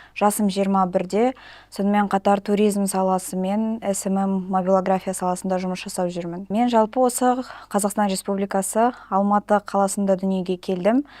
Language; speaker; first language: Kazakh; non-native, local second language; Russian